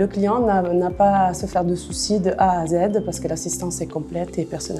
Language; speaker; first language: French; non-native, fluent; Italian